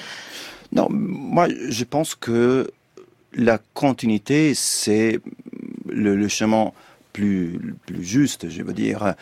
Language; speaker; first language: French; non-native, fluent; Italian